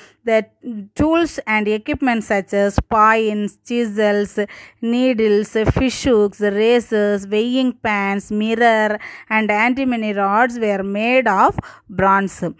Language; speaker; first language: English; non-native, local second language; Tamil